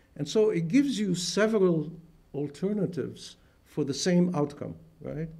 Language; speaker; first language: English; non-native, fluent; Arabic